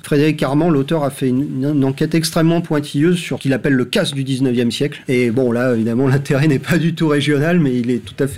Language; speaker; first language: French; native; French